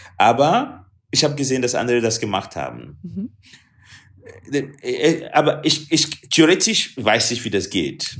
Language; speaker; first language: German; non-native, fluent; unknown